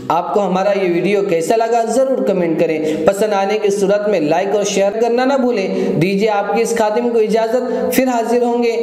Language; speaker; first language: Urdu; native; Urdu